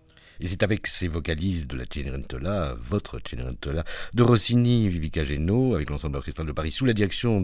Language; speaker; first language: French; native; French